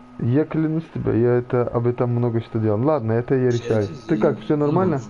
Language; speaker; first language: Russian; non-native, learner; Turkish